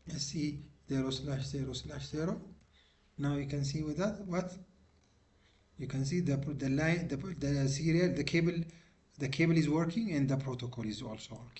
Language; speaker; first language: English; non-native, local second language; Amharic